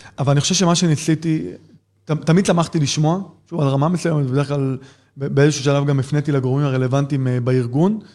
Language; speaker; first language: Hebrew; native; Hebrew